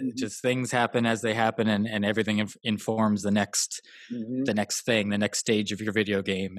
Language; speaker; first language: English; native; English